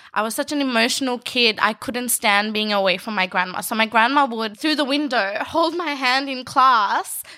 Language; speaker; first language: English; early bilingual, other home language; Bangla